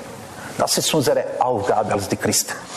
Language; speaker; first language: German; non-native, fluent; Serbian